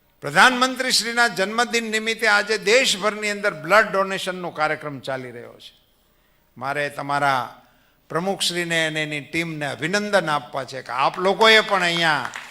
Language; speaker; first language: Gujarati; native; Gujarati